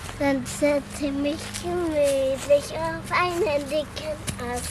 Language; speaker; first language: German; early bilingual, other home language; Turkish